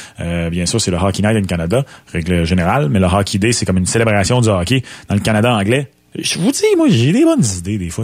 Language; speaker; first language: French; native; French